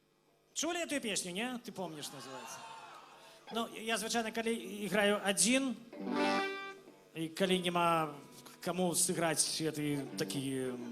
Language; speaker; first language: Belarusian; native; Belarusian